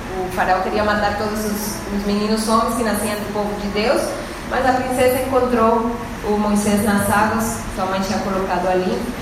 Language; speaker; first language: Portuguese; non-native, fluent; Spanish